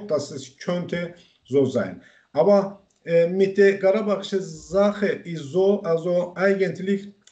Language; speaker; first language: German; non-native, learner; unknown